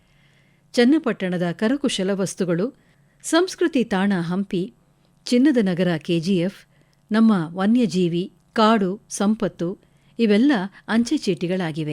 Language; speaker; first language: Kannada; native; Kannada